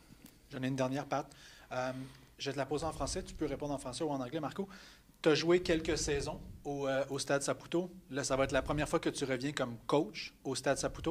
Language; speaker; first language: French; native; French